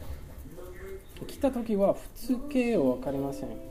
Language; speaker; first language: Japanese; non-native, learner; English